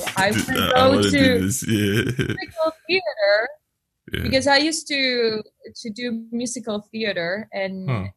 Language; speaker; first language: English; non-native, fluent; Spanish